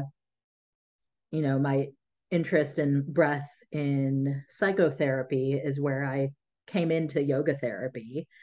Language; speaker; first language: English; early bilingual, other home language; Tamil